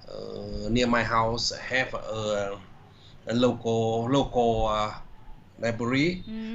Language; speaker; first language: English; non-native, learner; Vietnamese